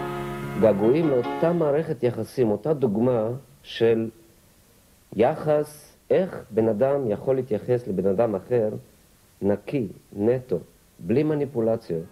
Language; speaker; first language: Hebrew; native; Hebrew